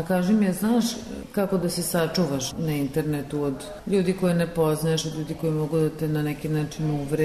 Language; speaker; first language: Serbian; native; Serbian